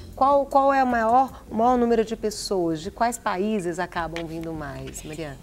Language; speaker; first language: Portuguese; native; Portuguese